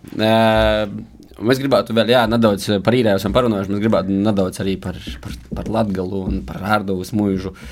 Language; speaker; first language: Latvian; native; Latvian